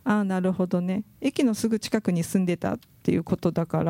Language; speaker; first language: Japanese; native; Japanese